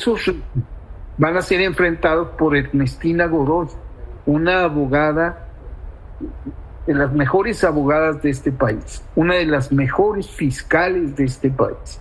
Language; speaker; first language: Spanish; native; Spanish